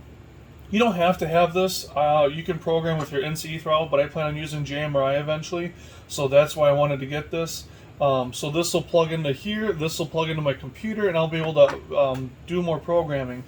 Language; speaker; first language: English; native; English